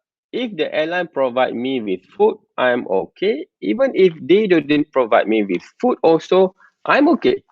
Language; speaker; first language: English; non-native, local second language; Malay